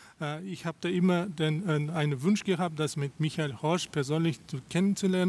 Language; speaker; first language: German; non-native, fluent; Russian